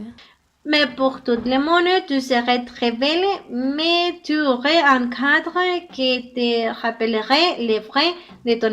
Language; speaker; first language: French; non-native, learner; Spanish